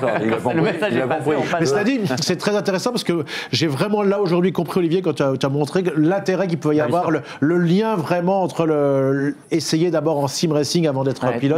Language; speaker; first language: French; native; French